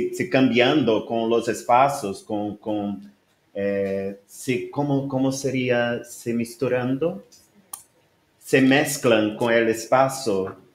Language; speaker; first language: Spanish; non-native, learner; Portuguese